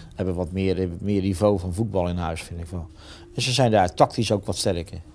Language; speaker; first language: Dutch; native; Dutch